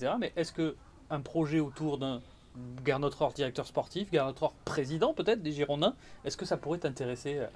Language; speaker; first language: French; native; French